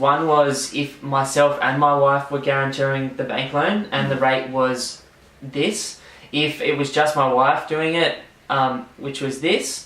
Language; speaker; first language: English; native; English